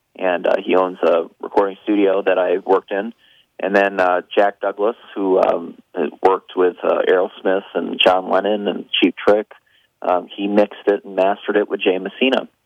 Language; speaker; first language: English; native; English